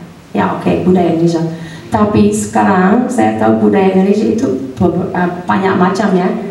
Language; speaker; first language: Indonesian; non-native, fluent; English